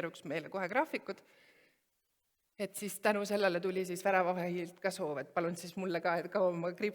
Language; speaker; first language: Estonian; native; Estonian